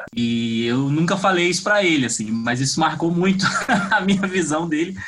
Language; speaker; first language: Portuguese; native; Portuguese